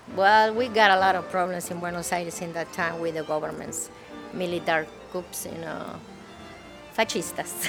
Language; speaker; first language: English; non-native, learner; Spanish